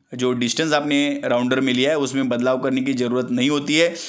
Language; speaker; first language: Hindi; non-native, local second language; Marathi